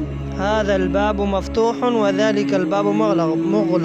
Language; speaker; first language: Arabic; non-native, fluent; Persian